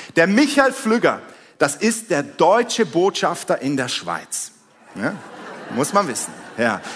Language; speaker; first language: German; native; German